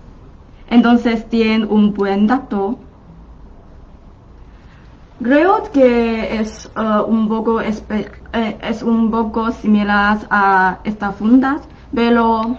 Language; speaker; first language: Spanish; non-native, fluent; Chinese